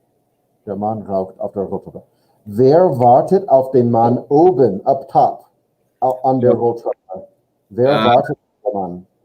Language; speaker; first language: German; non-native, fluent; English